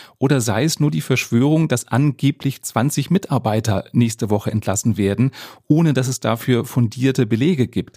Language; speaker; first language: German; native; German